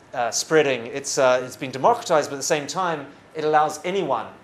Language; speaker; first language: English; native; English